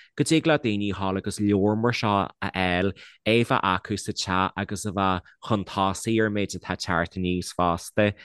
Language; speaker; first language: Irish; non-native, local second language; English